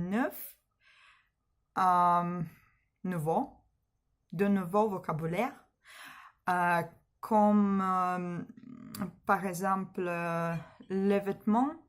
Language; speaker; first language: French; non-native, learner; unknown